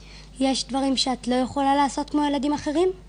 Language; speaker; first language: Hebrew; native; Hebrew